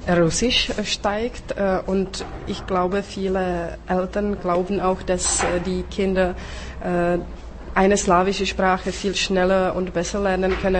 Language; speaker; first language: German; non-native, fluent; Czech